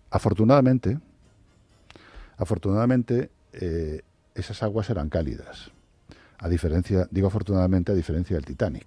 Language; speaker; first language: Spanish; native; Spanish